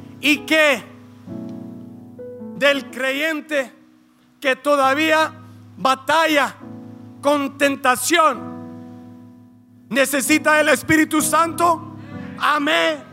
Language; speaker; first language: Spanish; early bilingual, heritage; Spanish